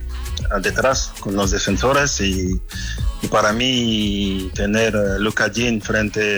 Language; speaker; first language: Spanish; non-native, fluent; French